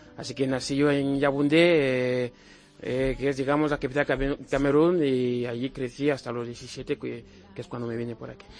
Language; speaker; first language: Spanish; non-native, fluent; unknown